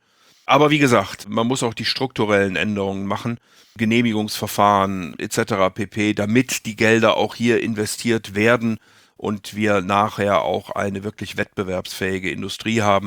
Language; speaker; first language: German; native; German